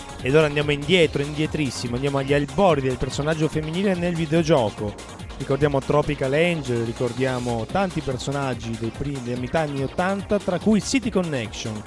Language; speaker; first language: Italian; native; Italian